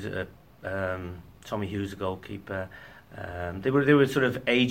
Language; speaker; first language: English; native; English